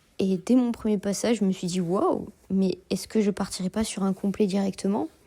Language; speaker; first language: French; native; French